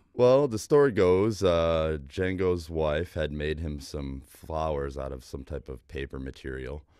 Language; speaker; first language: English; native; English